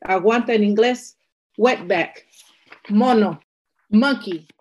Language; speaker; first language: Spanish; early bilingual, other home language; English